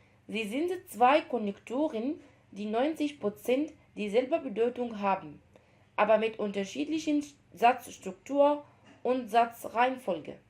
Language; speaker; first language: German; non-native, fluent; Arabic